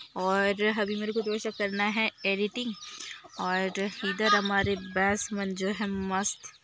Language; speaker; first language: Hindi; native; Hindi